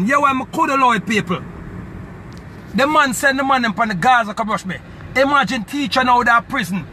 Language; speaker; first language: English; native; English